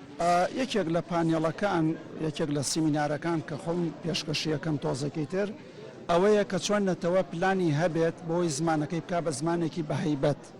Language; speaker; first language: Central Kurdish; native; Central Kurdish